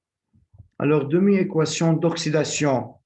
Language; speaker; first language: French; non-native, local second language; Arabic